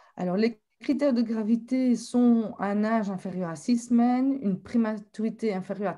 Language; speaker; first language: French; native; French